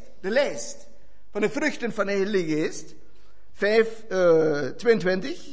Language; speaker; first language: Dutch; non-native, fluent; German